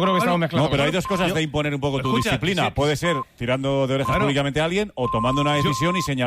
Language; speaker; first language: Spanish; native; Spanish